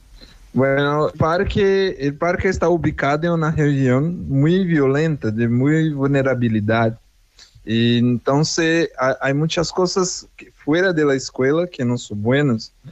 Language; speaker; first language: Spanish; non-native, fluent; Portuguese